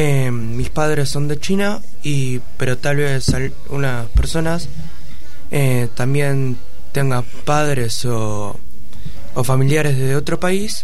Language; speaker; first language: Spanish; early bilingual, other home language; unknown